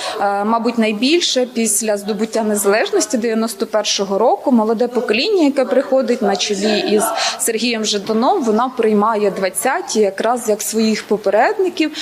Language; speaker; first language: Ukrainian; native; Ukrainian